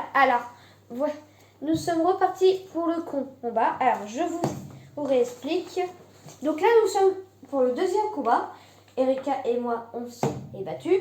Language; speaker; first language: French; native; French